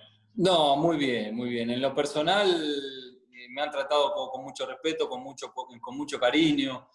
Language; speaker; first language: Spanish; native; Spanish